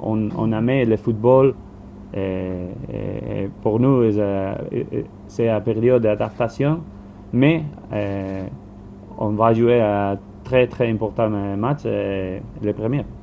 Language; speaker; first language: French; non-native, learner; Spanish